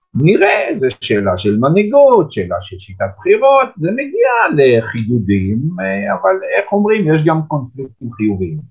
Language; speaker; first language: Hebrew; native; Hebrew